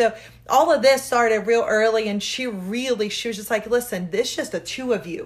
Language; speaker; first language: English; early bilingual, other home language; Portuguese